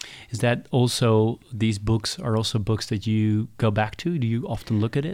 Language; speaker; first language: English; non-native, fluent; Dutch